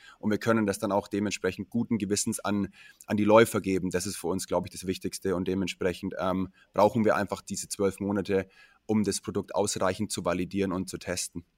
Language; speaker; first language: German; native; German